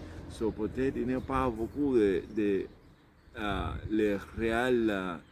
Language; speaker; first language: French; non-native, learner; Spanish